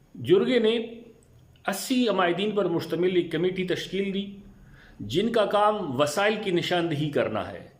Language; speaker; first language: Urdu; non-native, local second language; Pashto